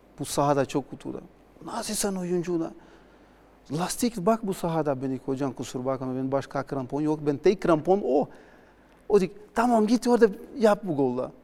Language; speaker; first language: Turkish; non-native, learner; Portuguese